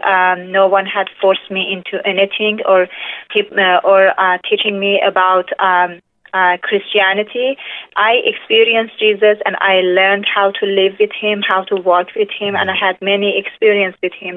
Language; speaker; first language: English; non-native, fluent; Persian